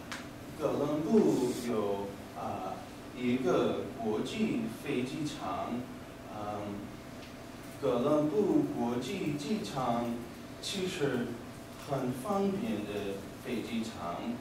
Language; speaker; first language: Chinese; non-native, learner; English